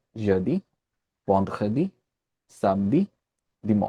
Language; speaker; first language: French; non-native, learner; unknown